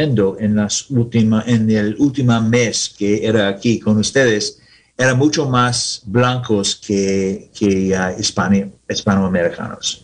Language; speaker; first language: Spanish; non-native, learner; English